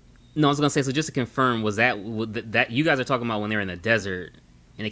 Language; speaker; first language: English; native; English